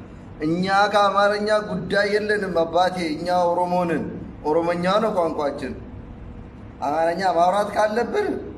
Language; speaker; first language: Amharic; non-native, local second language; Oromo